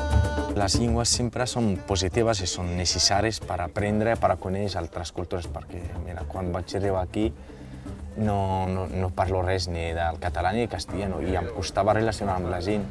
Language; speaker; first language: Catalan; non-native, fluent; Berber languages